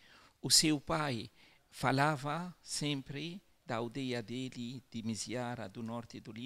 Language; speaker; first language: Portuguese; non-native, local second language; Arabic